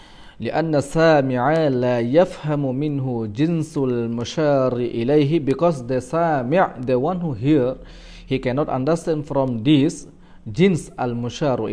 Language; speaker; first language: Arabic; non-native, fluent; Malay